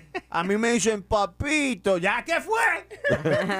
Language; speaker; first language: Spanish; early bilingual, heritage; Spanish